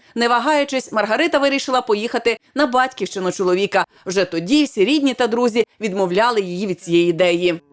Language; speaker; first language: Ukrainian; native; Ukrainian